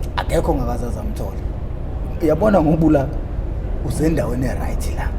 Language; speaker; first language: Zulu; native; Zulu